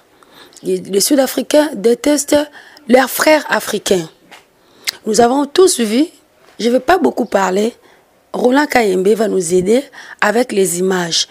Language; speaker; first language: French; non-native, local second language; Lingala